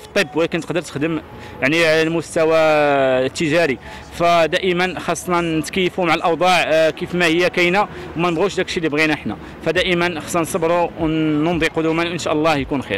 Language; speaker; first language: Arabic; native; Arabic